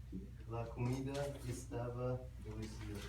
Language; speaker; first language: Spanish; non-native, learner; English